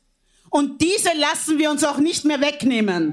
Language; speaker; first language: German; early bilingual, other home language; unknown